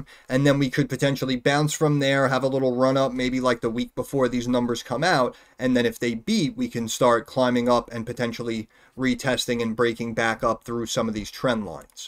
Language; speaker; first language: English; native; English